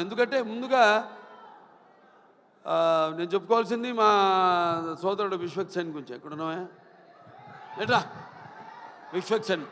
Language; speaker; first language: Telugu; native; Telugu